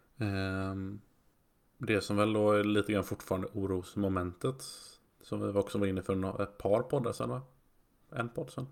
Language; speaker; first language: Swedish; native; Swedish